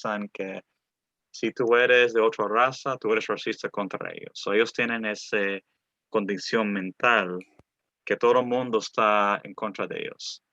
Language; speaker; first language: Spanish; early bilingual, other home language; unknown